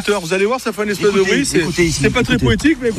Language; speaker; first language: French; native; French